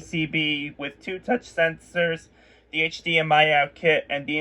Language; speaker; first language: English; native; English